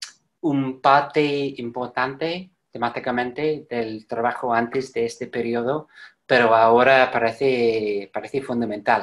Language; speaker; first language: Spanish; non-native, fluent; English